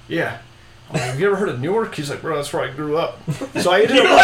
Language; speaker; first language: English; native; English